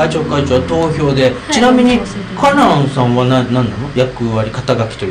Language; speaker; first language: Japanese; native; Japanese